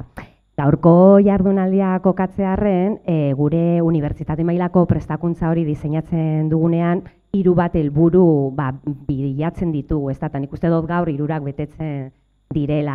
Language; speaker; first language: Basque; native; Basque